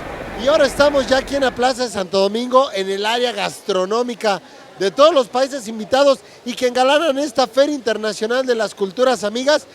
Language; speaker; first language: Spanish; native; Spanish